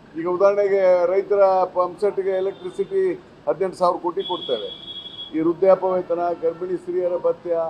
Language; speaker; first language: Kannada; native; Kannada